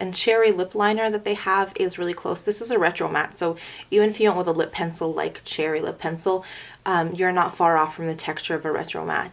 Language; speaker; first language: English; native; English